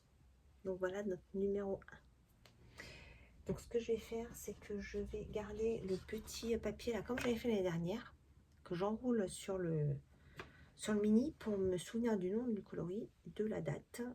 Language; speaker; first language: French; native; French